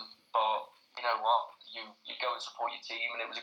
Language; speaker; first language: English; native; English